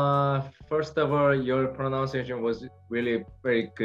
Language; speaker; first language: English; non-native, learner; Korean